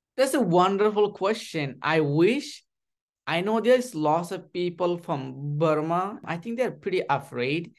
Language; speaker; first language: English; non-native, learner; Rohingya